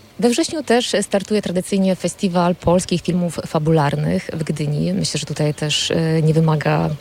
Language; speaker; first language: Polish; native; Polish